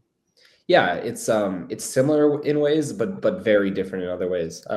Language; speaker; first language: English; native; English